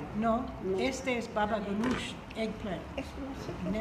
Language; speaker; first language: Spanish; non-native, learner; English